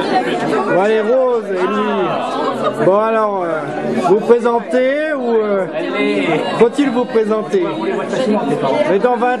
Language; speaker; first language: French; native; French